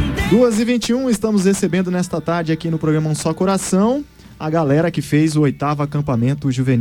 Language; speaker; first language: Portuguese; native; Portuguese